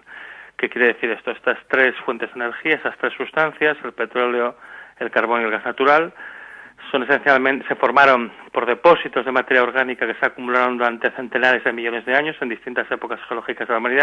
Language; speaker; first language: Spanish; native; Spanish